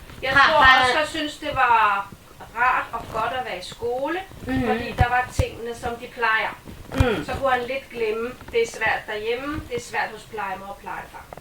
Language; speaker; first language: Danish; native; Danish